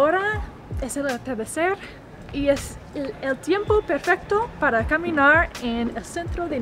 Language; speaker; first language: Spanish; non-native, fluent; English